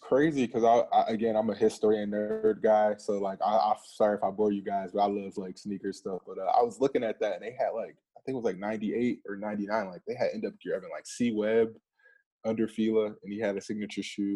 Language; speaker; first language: English; native; English